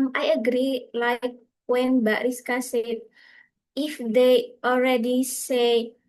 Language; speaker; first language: English; non-native, fluent; Indonesian